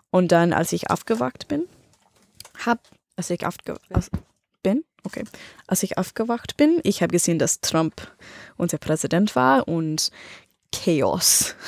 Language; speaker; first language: German; non-native, learner; English